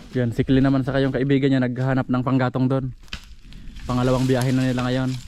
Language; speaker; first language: Filipino; non-native, local second language; Bikol